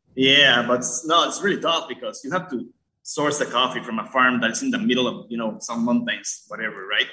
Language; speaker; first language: English; early bilingual, other home language; Spanish